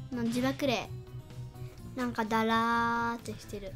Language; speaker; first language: French; non-native, learner; Japanese